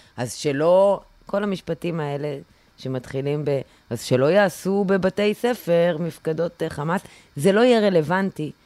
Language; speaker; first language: Hebrew; native; Hebrew